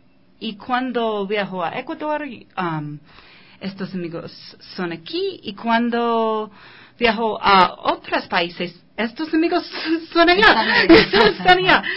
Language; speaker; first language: Spanish; non-native, learner; English